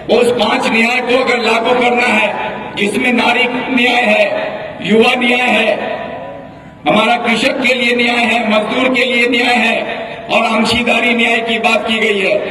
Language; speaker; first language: Hindi; non-native, local second language; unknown